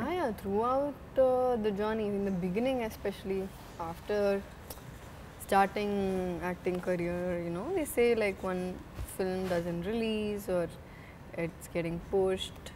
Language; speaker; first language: Telugu; non-native, fluent; Malayalam